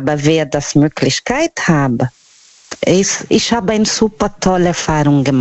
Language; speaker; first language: German; non-native, learner; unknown